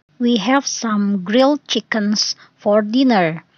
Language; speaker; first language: English; non-native, fluent; Indonesian